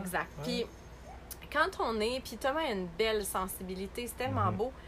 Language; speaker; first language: French; native; French